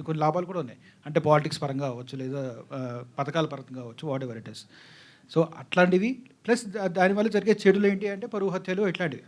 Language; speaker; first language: Telugu; native; Telugu